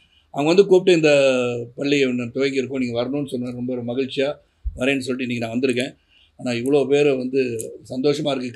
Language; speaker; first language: Tamil; native; Tamil